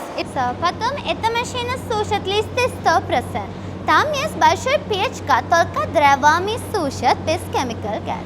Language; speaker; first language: Russian; non-native, learner; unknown